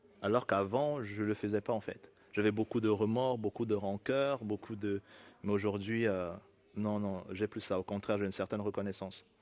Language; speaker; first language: French; native; French